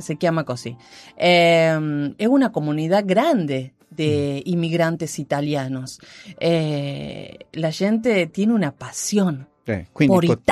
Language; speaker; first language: Italian; non-native, learner; Spanish